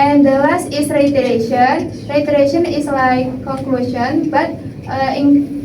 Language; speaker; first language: English; non-native, learner; Indonesian